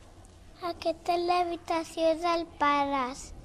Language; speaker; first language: Catalan; non-native, local second language; Spanish